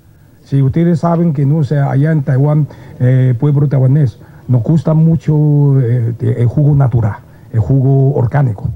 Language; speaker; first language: Spanish; non-native, learner; Chinese